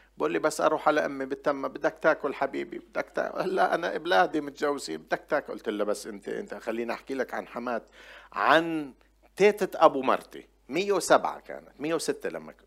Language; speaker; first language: Arabic; non-native, local second language; Armenian